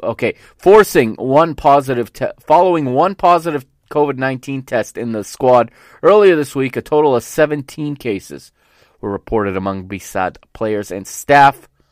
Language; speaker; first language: English; native; English